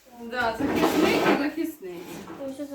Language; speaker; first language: Ukrainian; native; Ukrainian